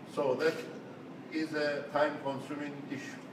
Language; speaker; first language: English; non-native, fluent; Turkish